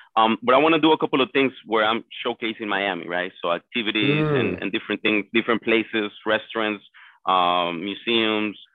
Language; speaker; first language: English; non-native, fluent; Spanish